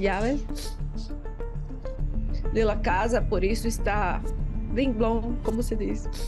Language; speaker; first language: Spanish; non-native, learner; Portuguese